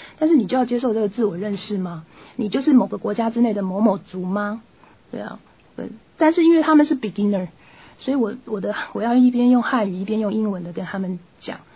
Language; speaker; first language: Chinese; native; Chinese